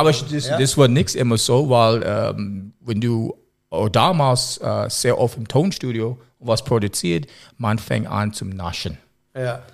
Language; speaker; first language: German; non-native, learner; English